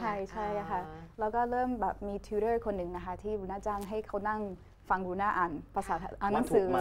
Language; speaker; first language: Thai; non-native, fluent; Portuguese